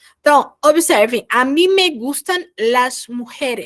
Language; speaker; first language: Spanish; non-native, fluent; Portuguese